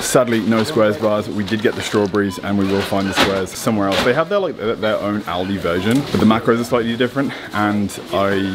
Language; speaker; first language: English; native; English